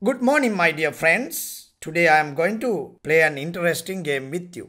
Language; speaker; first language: English; non-native, local second language; Sinhala